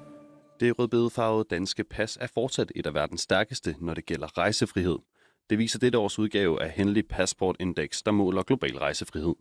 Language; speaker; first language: Danish; native; Danish